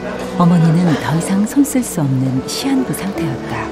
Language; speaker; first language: Korean; native; Korean